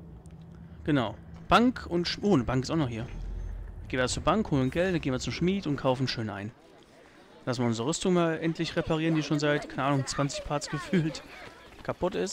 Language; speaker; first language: German; native; German